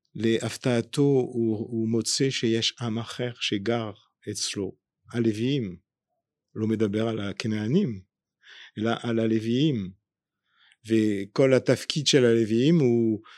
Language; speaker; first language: Hebrew; non-native, fluent; French